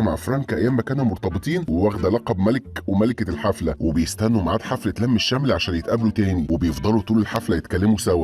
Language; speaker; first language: Arabic; native; Arabic